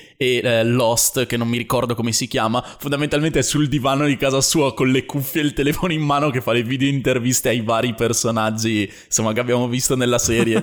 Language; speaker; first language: Italian; native; Italian